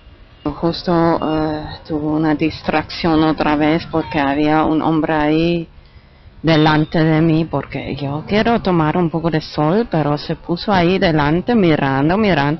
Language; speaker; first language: Spanish; non-native, fluent; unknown